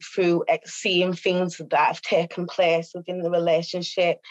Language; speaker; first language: English; native; English